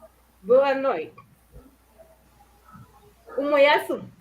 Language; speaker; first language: Portuguese; non-native, learner; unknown